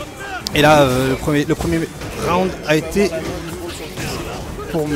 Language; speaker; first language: French; native; French